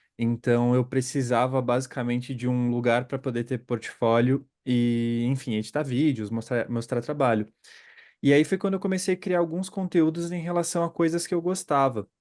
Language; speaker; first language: Portuguese; native; Portuguese